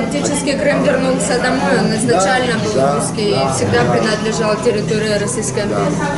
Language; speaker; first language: Russian; native; Russian